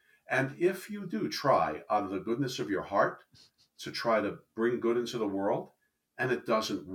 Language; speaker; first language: English; native; English